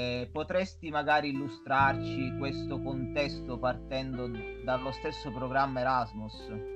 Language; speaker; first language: Italian; native; Italian